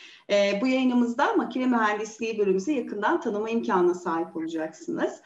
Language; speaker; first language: Turkish; native; Turkish